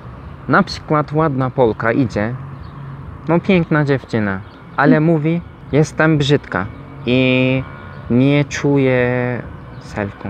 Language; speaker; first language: Polish; non-native, learner; Turkish